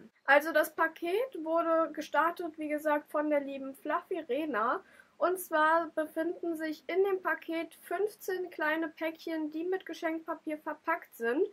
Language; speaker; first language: German; native; German